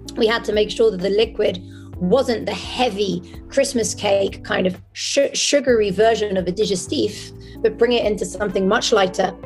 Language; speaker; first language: English; early bilingual, other home language; French